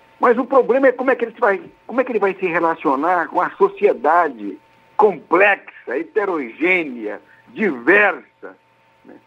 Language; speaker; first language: Portuguese; native; Portuguese